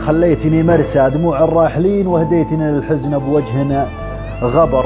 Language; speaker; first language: Arabic; native; Arabic